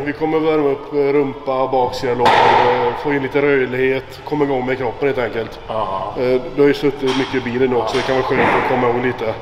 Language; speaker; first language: Swedish; native; Swedish